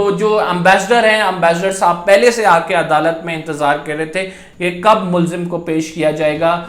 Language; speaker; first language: Urdu; native; Urdu